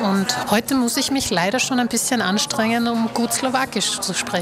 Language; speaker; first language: German; early bilingual, other home language; Slovak